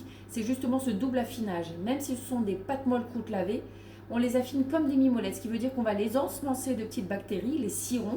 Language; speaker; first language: French; native; French